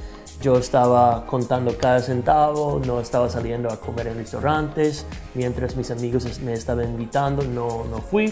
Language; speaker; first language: Spanish; non-native, fluent; English